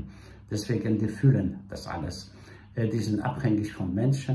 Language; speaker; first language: German; non-native, fluent; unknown